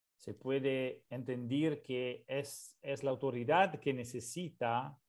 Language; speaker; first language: Spanish; non-native, learner; Italian